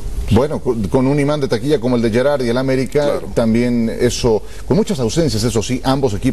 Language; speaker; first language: Spanish; native; Spanish